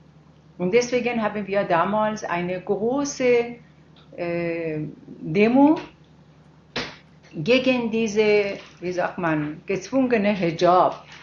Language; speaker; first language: German; non-native, fluent; Persian